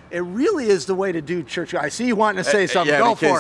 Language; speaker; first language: English; native; English